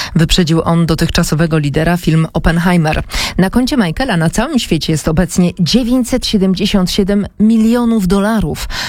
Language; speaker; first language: Polish; native; Polish